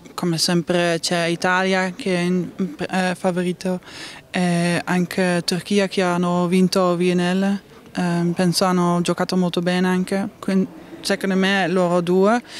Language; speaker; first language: Italian; non-native, learner; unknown